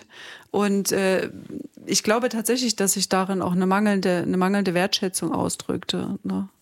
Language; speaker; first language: German; native; German